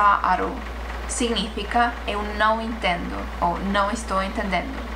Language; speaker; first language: Portuguese; non-native, fluent; Estonian